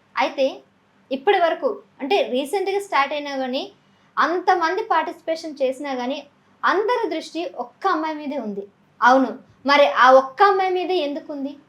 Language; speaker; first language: Telugu; native; Telugu